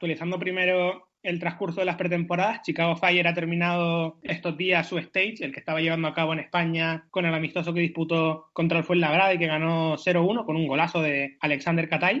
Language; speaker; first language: Spanish; native; Spanish